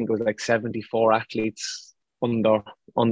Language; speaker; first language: English; native; English